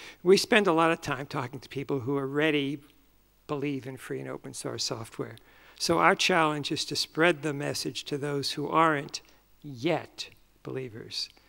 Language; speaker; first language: English; native; English